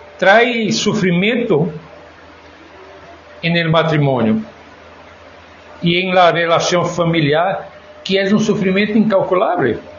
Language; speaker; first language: Spanish; non-native, fluent; Portuguese